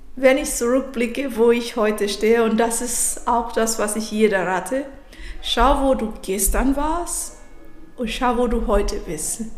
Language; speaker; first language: German; non-native, fluent; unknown